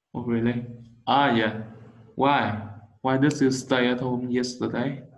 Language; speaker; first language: English; non-native, learner; Vietnamese